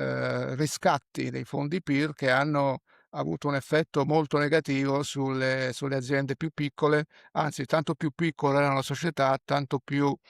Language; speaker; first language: Italian; native; Italian